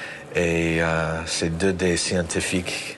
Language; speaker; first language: French; non-native, learner; English